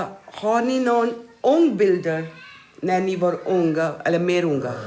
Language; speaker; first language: Swedish; non-native, learner; Urdu